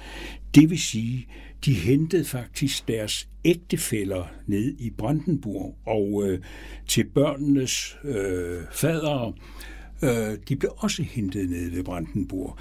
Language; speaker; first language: Danish; native; Danish